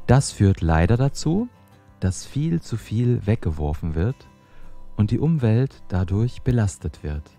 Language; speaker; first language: German; non-native, fluent; Persian